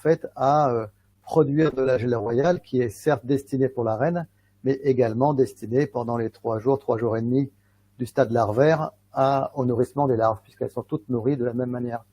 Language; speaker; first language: French; native; French